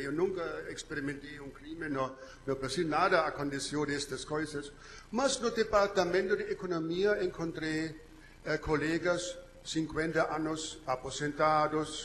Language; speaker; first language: Portuguese; non-native, fluent; German